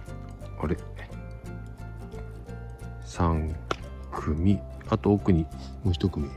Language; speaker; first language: Japanese; native; Japanese